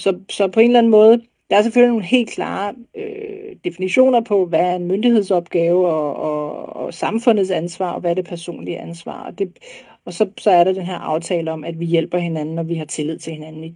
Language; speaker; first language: Danish; native; Danish